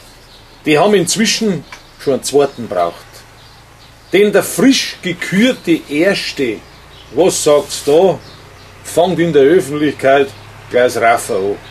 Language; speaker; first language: German; native; German